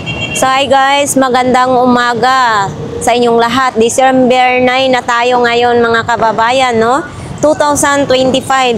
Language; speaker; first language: Filipino; native; Filipino